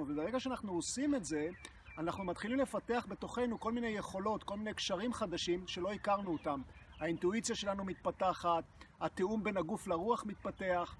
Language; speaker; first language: Hebrew; native; Hebrew